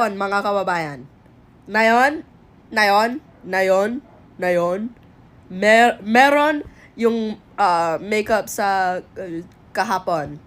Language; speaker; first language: Filipino; non-native, learner; English